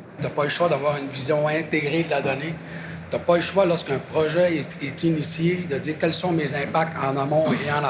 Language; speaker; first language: French; native; French